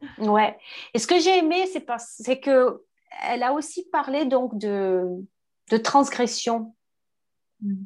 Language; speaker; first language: French; native; French